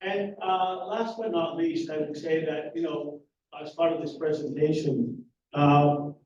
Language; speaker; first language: English; non-native, fluent; Greek